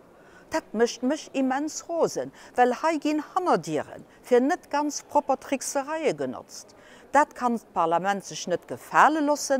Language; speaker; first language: German; non-native, local second language; Luxembourgish